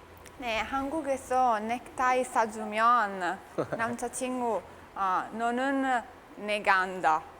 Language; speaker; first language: Korean; non-native, learner; English